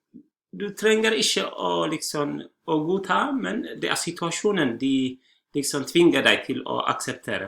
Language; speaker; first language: Norwegian; non-native, learner; Tigrinya